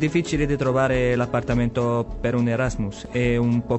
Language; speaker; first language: Italian; non-native, learner; Arabic